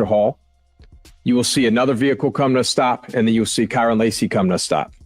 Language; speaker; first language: English; native; English